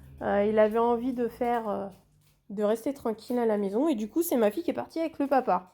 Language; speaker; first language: French; native; French